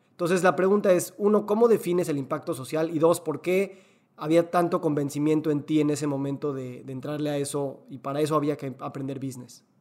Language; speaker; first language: Spanish; native; Spanish